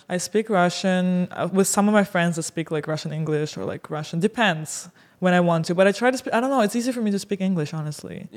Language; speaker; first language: English; non-native, fluent; Russian